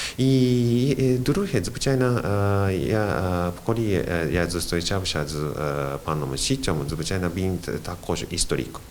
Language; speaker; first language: Ukrainian; non-native, learner; Japanese